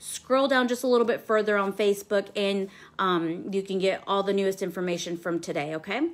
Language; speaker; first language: English; early bilingual, other home language; Spanish